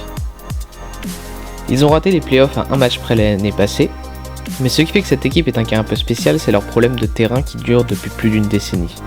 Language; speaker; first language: French; native; French